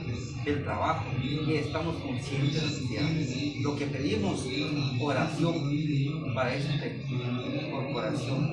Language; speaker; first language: Spanish; native; Spanish